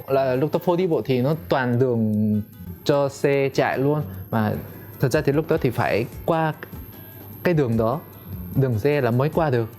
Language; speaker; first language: Vietnamese; non-native, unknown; Korean